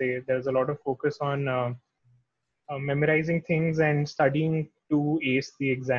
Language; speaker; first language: English; non-native, local second language; Hindi